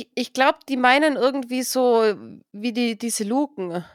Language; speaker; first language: German; native; German